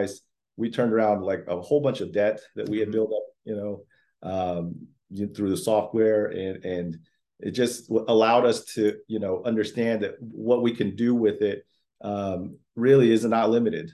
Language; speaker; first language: English; early bilingual, other home language; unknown